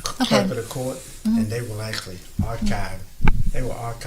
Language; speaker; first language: English; native; English